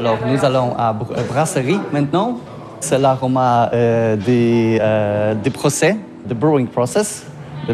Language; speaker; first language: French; non-native, learner; Polish